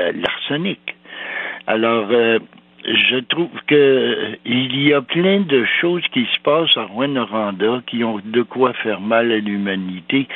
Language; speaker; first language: French; native; French